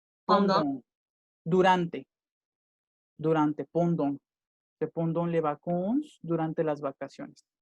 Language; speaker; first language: French; non-native, fluent; Spanish